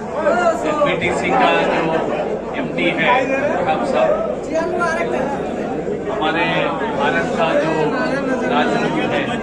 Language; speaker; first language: Hindi; non-native, local second language; Malayalam